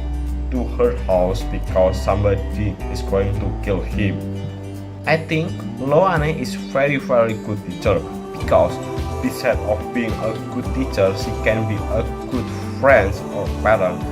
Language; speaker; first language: English; non-native, learner; Indonesian